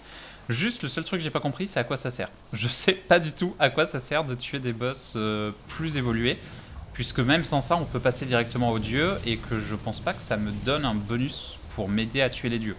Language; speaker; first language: French; native; French